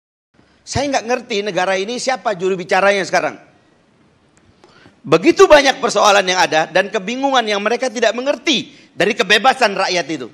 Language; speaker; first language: Indonesian; native; Indonesian